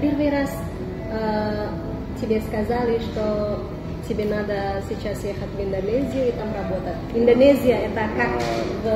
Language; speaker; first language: Russian; non-native, fluent; Indonesian